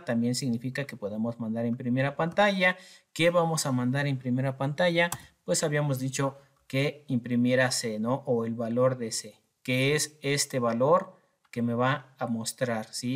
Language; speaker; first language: Spanish; native; Spanish